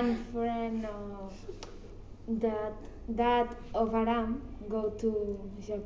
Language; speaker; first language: English; non-native, learner; Catalan